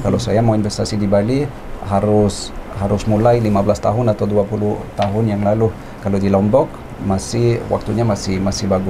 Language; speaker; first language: Indonesian; non-native, fluent; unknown